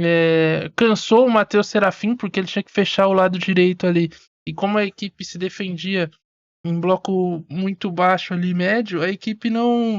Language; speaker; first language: Portuguese; native; Portuguese